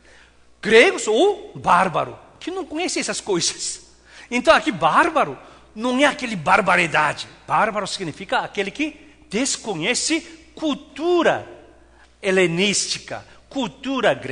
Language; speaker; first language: Portuguese; non-native, fluent; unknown